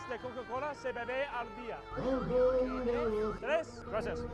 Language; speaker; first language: Spanish; non-native, learner; English